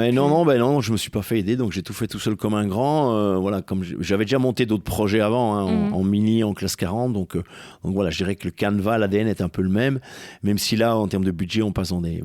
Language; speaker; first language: French; native; French